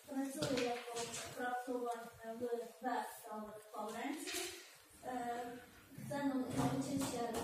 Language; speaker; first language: Polish; non-native, learner; Ukrainian